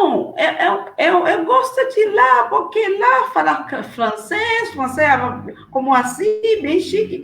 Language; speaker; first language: Portuguese; non-native, learner; Haitian Creole